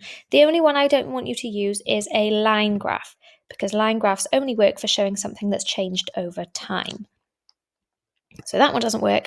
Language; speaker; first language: English; native; English